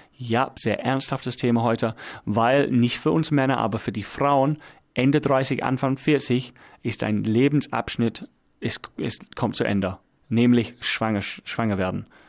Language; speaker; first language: German; non-native, fluent; English